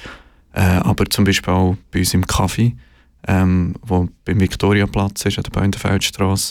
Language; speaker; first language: German; native; German